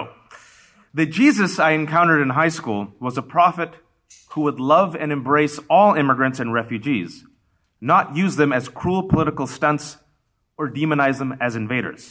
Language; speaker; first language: English; early bilingual, other home language; Urdu